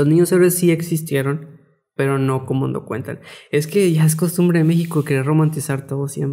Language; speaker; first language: Spanish; native; Spanish